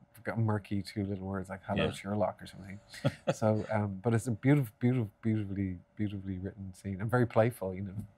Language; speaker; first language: English; native; English